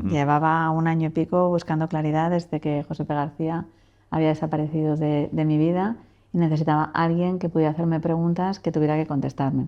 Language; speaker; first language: Spanish; native; Spanish